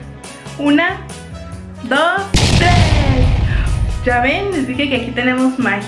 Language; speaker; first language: Spanish; native; Spanish